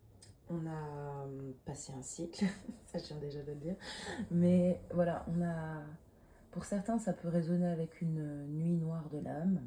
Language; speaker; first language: French; native; French